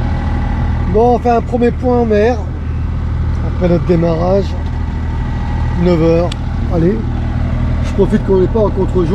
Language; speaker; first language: French; native; French